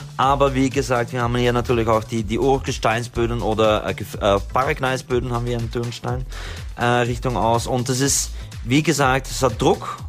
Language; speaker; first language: German; non-native, fluent; Dutch